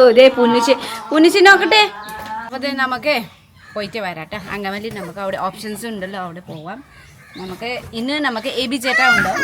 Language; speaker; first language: Malayalam; non-native, learner; Nepali